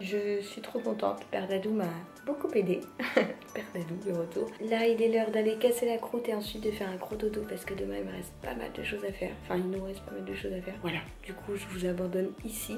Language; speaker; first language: French; native; French